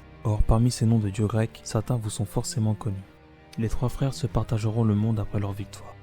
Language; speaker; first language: French; native; French